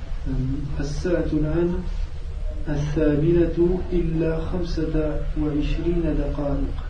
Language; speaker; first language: Arabic; non-native, learner; French